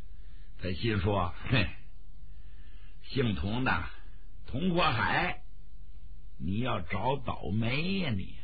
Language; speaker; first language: Chinese; native; Chinese